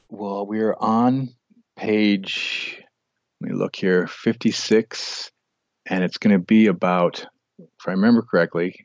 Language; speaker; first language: English; native; English